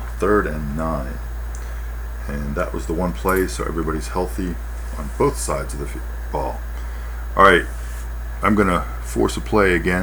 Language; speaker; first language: English; native; English